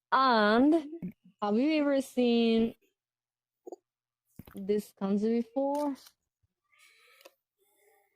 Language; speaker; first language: English; non-native, learner; Japanese